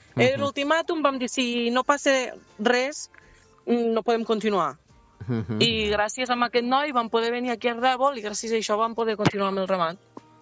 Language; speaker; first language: Catalan; native; Catalan